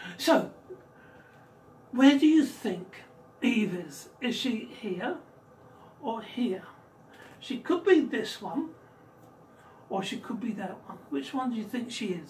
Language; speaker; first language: English; native; English